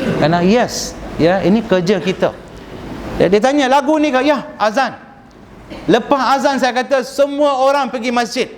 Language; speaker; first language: Malay; native; Malay